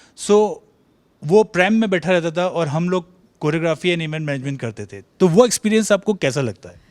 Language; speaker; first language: Hindi; native; Hindi